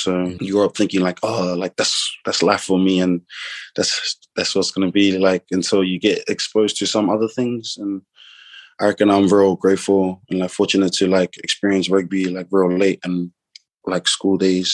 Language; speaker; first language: English; non-native, local second language; Samoan